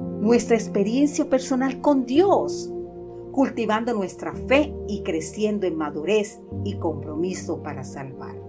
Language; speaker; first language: Spanish; native; Spanish